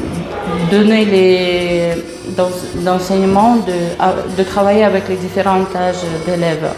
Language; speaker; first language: French; non-native, fluent; Russian